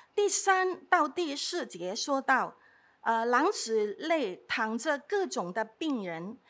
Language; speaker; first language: Chinese; non-native, fluent; Cantonese